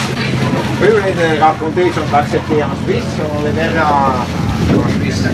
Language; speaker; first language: French; non-native, fluent; Swiss German